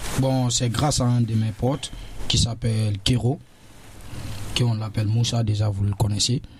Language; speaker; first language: French; non-native, local second language; Susu